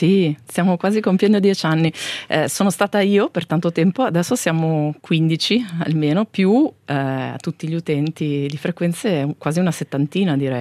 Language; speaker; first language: Italian; native; Italian